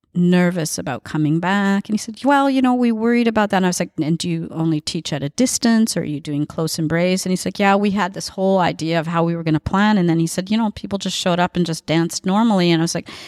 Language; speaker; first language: English; native; English